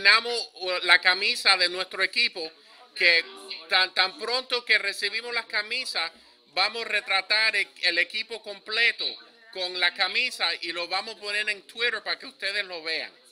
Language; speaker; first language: Spanish; early bilingual, heritage; Spanish